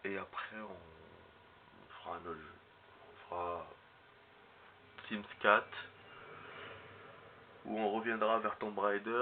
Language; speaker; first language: French; native; French